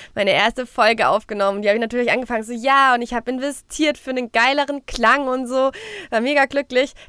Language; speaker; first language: German; native; German